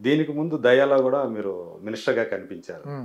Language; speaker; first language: Telugu; native; Telugu